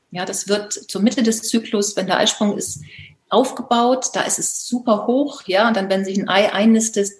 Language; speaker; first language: German; native; German